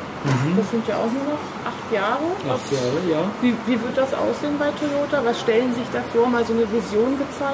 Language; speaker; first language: German; native; German